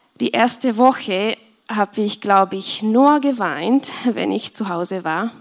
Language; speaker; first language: German; non-native, fluent; Czech